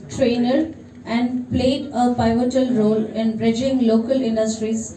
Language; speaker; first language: English; non-native, local second language; Telugu